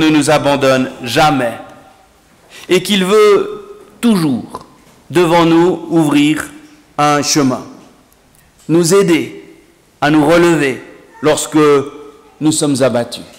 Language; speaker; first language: French; native; French